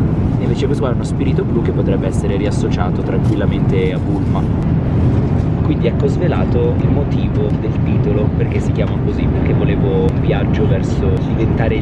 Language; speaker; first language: Italian; native; Italian